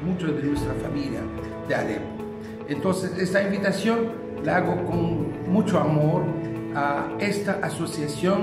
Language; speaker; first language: Spanish; non-native, fluent; Arabic